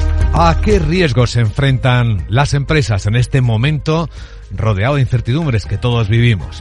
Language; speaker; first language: Spanish; native; Spanish